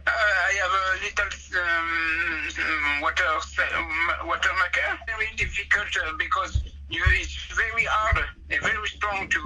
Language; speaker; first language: English; non-native, learner; French